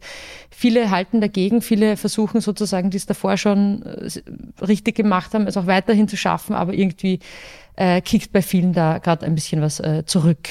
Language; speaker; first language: German; native; German